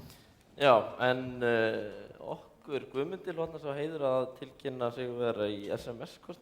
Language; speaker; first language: Icelandic; native; Icelandic